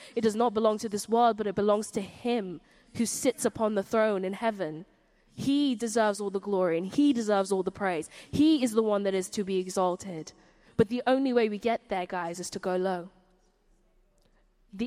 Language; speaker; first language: English; native; English